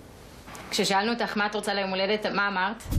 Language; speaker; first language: Hebrew; native; Hebrew